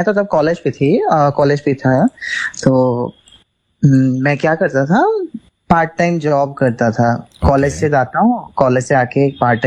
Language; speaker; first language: Hindi; non-native, local second language; Assamese